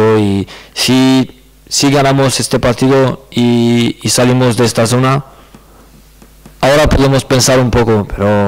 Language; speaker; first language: Spanish; non-native, learner; French